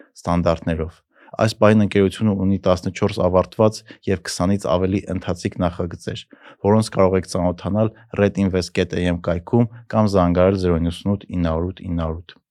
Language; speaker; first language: Armenian; native; Armenian